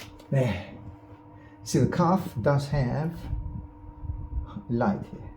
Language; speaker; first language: English; non-native, fluent; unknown